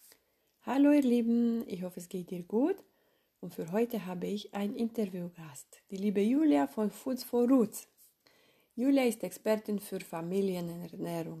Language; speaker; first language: German; non-native, fluent; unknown